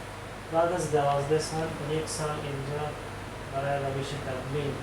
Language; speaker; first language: Persian; non-native, fluent; Urdu